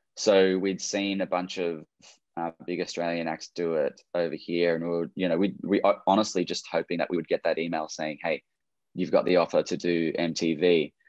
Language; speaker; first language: English; native; English